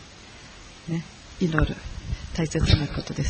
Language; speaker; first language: Japanese; non-native, learner; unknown